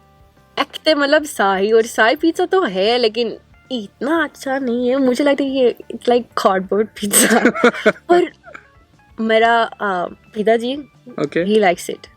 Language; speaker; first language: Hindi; non-native, fluent; Norwegian